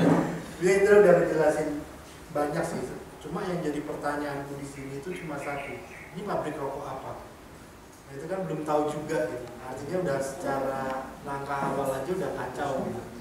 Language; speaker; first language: Indonesian; native; Indonesian